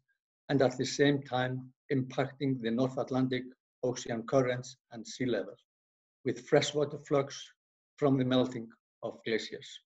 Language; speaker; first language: English; non-native, fluent; Icelandic